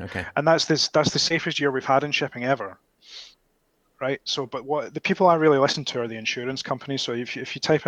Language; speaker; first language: English; native; English